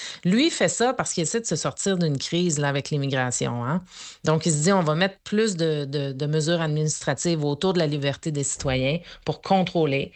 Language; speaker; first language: French; native; French